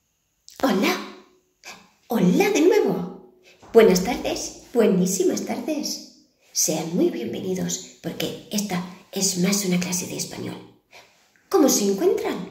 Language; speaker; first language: Spanish; non-native, fluent; Portuguese